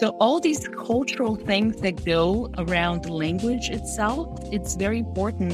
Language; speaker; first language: English; non-native, fluent; Portuguese